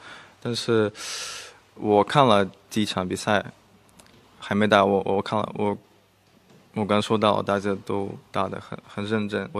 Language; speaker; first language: Chinese; non-native, fluent; Russian